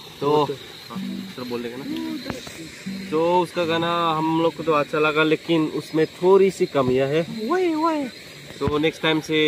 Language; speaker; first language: Hindi; non-native, local second language; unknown